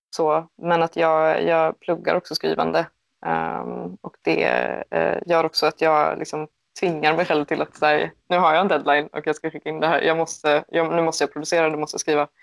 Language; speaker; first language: Swedish; native; Swedish